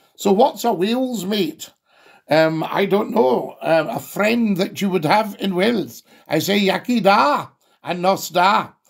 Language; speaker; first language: English; native; English